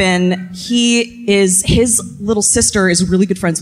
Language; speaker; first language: English; native; English